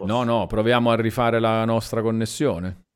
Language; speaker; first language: Italian; native; Italian